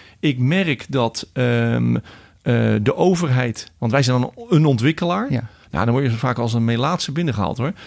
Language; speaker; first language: Dutch; native; Dutch